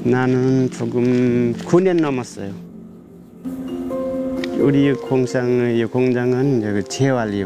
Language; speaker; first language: Korean; non-native, learner; Nepali